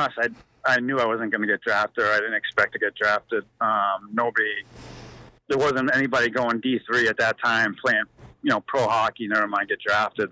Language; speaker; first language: English; native; English